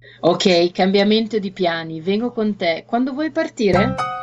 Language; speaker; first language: Italian; native; Italian